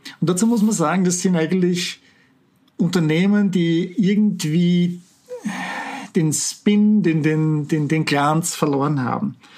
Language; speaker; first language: German; native; German